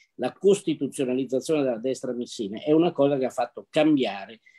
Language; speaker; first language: Italian; native; Italian